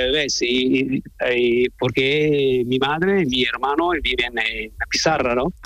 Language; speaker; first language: Spanish; non-native, learner; Italian